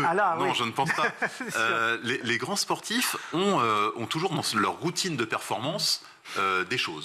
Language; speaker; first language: French; native; French